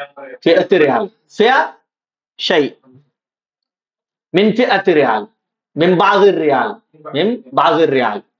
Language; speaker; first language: Arabic; non-native, fluent; Urdu